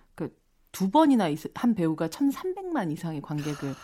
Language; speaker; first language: Korean; native; Korean